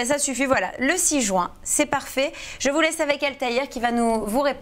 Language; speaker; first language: French; native; French